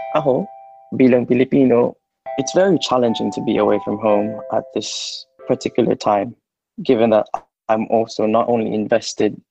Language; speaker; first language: English; non-native, local second language; Filipino